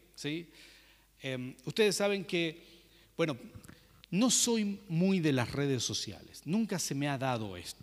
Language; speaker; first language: Spanish; native; Spanish